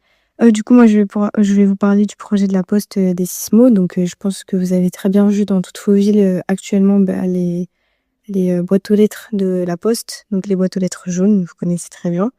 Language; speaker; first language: French; native; French